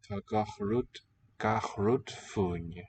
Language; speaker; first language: Irish; non-native, learner; English